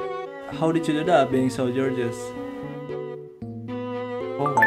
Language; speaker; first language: English; non-native, learner; Indonesian